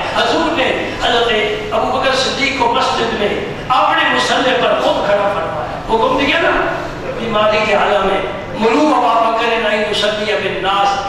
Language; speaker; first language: Urdu; non-native, local second language; Punjabi